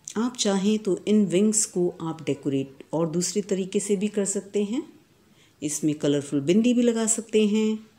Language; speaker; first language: Hindi; native; Hindi